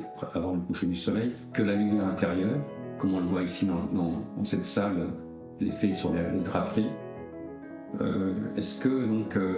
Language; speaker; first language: French; native; French